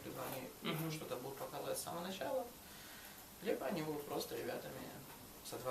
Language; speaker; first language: Russian; native; Russian